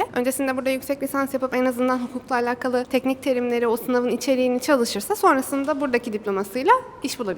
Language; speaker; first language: Turkish; native; Turkish